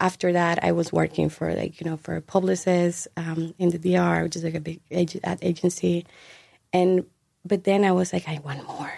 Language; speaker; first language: English; non-native, fluent; Spanish